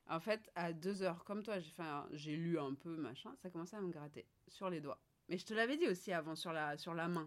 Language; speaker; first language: French; native; French